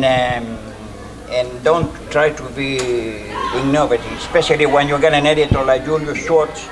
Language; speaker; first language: English; non-native, fluent; Spanish